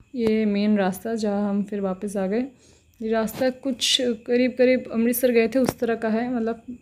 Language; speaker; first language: Hindi; non-native, local second language; Bangla